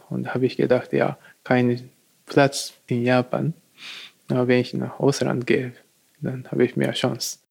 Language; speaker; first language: German; non-native, learner; Japanese